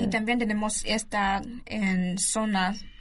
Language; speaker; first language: Spanish; non-native, learner; Chinese